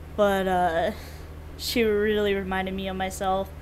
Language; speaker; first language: English; native; English